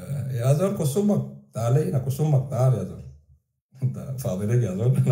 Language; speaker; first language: Arabic; native; Arabic